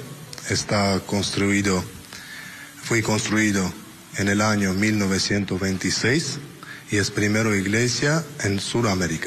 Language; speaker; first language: Spanish; non-native, learner; Armenian